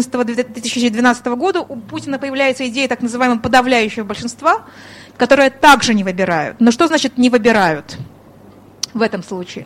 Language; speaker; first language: Russian; native; Russian